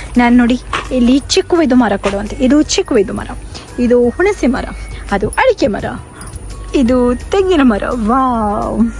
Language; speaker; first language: Kannada; non-native, local second language; Tulu